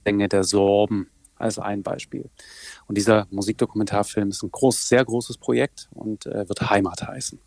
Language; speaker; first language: German; native; German